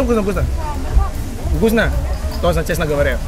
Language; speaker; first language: Russian; non-native, learner; Indonesian